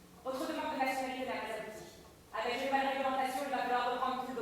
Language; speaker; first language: French; native; French